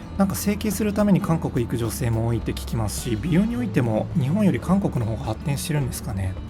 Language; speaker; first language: Japanese; native; Japanese